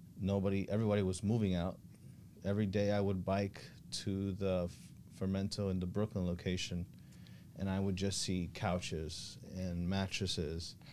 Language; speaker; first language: English; native; English